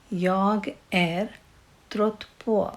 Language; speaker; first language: Swedish; non-native, fluent; Urdu